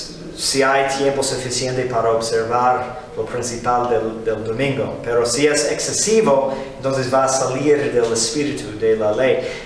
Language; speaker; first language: Spanish; non-native, fluent; English